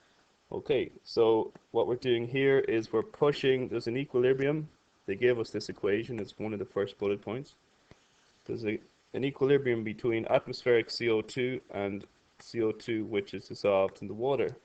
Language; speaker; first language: English; native; English